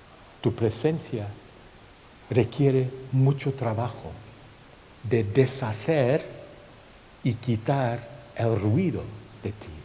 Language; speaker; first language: Spanish; non-native, fluent; Thai